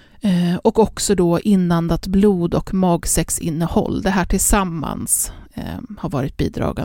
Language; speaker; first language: Swedish; native; Swedish